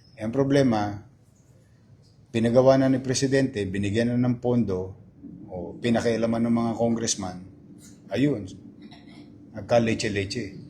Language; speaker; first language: Filipino; native; Filipino